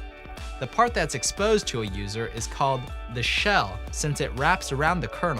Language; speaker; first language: English; native; English